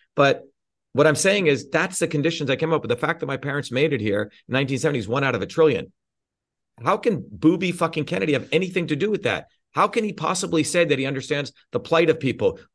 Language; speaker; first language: English; early bilingual, other home language; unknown